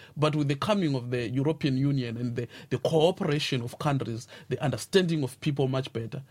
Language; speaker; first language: English; non-native, local second language; Tsonga